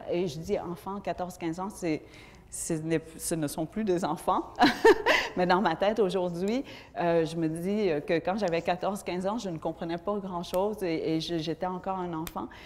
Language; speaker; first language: French; early bilingual, other home language; Vietnamese